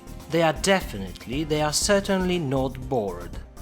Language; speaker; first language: English; non-native, fluent; Polish